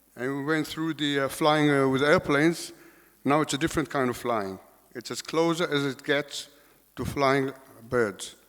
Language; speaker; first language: English; non-native, fluent; Hebrew